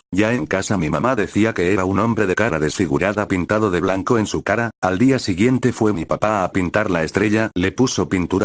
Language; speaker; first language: Spanish; native; Spanish